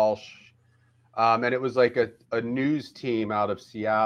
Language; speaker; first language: English; native; English